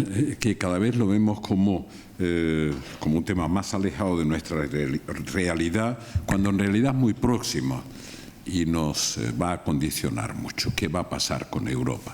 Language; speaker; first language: Spanish; native; Spanish